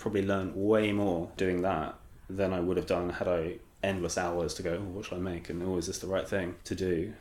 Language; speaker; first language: English; native; English